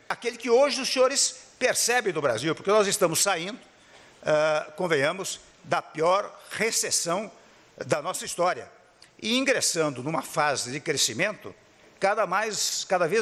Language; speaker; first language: Portuguese; native; Portuguese